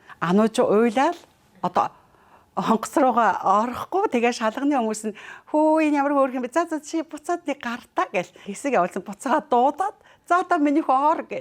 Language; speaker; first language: Mongolian; native; Mongolian